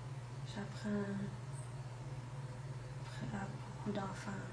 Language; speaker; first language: French; non-native, local second language; English